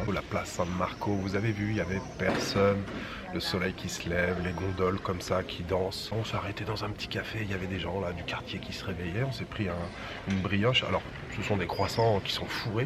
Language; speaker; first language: French; native; French